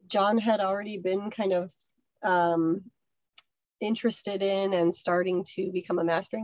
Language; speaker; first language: English; native; English